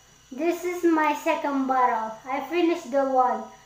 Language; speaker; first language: English; non-native, local second language; Filipino